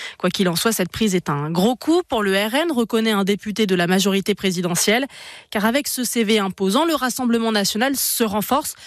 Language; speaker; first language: French; native; French